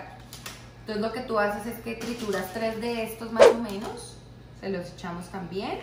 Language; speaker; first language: Spanish; native; Spanish